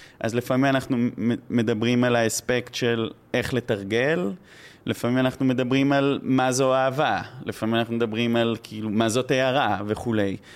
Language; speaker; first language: Hebrew; native; Hebrew